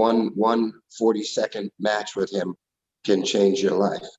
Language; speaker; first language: English; native; English